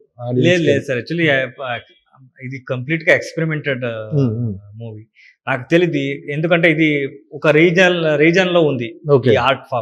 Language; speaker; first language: Telugu; non-native, learner; Kannada